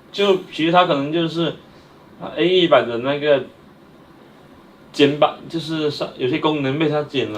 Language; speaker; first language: Chinese; native; Chinese